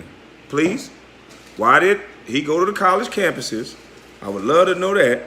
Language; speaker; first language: English; native; English